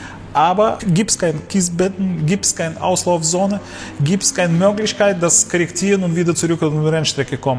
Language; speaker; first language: German; non-native, learner; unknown